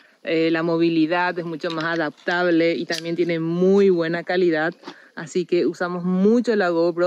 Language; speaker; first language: Spanish; native; Spanish